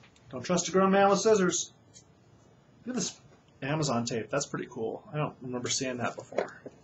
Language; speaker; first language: English; native; English